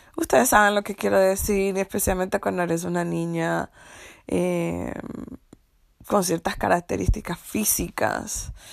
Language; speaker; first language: Spanish; non-native, local second language; English